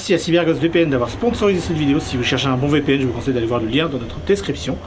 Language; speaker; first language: French; native; French